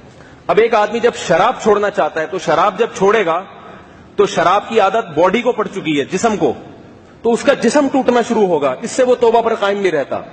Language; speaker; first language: Urdu; native; Urdu